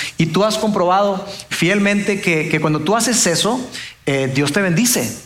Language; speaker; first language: Spanish; native; Spanish